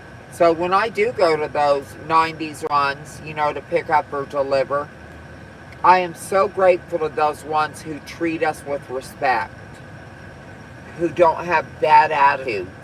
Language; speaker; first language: English; native; English